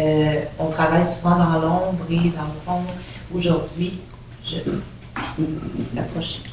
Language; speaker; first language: French; native; French